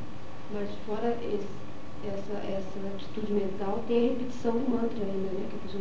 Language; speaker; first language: Portuguese; native; Portuguese